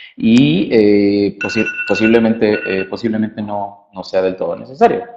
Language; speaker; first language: Spanish; native; Spanish